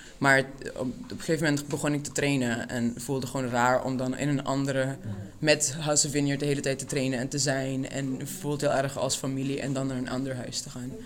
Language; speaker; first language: Dutch; non-native, local second language; Papiamento